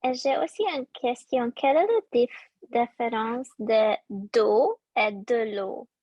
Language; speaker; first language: French; non-native, learner; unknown